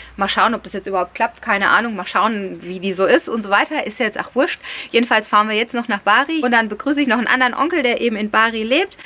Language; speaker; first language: German; early bilingual, other home language; Italian